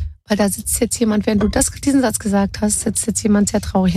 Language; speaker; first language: German; native; German